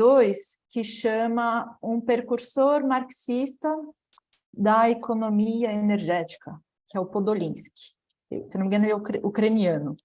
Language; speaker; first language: Portuguese; native; Portuguese